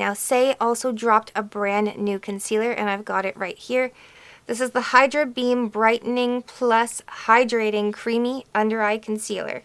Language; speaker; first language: English; native; English